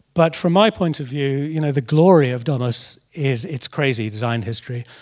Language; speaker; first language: English; native; English